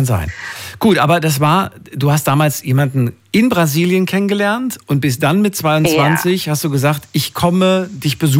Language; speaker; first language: German; native; German